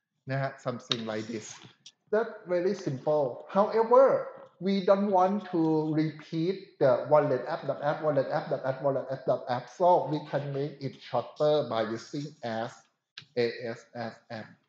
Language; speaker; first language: English; non-native, fluent; Thai